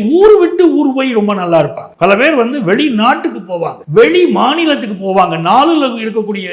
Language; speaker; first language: Tamil; native; Tamil